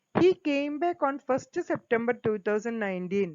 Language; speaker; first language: English; non-native, local second language; Malayalam